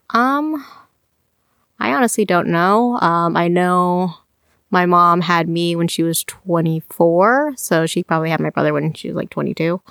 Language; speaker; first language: English; native; English